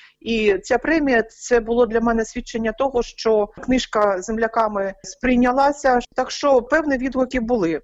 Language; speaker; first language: Ukrainian; native; Ukrainian